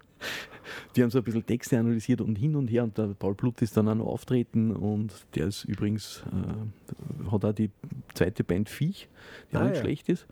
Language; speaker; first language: German; native; German